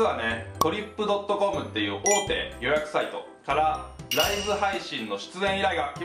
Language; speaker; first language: Japanese; native; Japanese